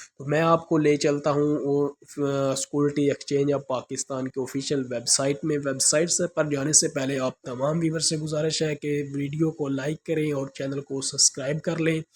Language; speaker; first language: Urdu; non-native, local second language; Punjabi